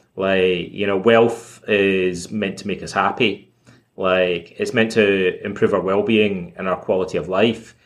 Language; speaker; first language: English; native; English